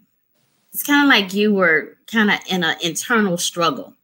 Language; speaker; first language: English; native; English